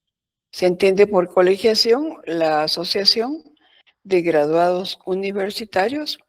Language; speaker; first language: Spanish; native; Spanish